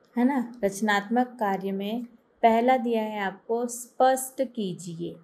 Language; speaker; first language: Hindi; native; Hindi